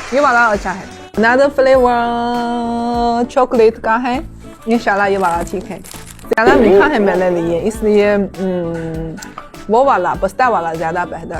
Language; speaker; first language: Hindi; non-native, learner; Chinese